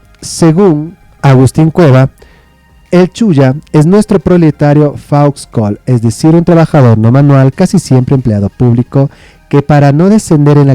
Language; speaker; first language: Spanish; native; Spanish